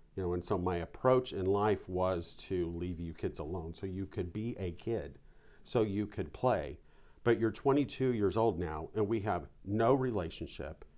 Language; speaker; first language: English; native; English